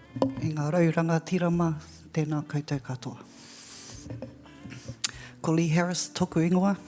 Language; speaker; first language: Māori; non-native, local second language; English